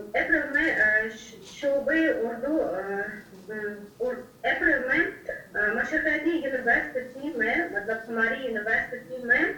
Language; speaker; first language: Hindi; non-native, fluent; Uzbek